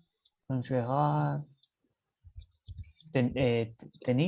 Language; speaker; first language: French; non-native, learner; Spanish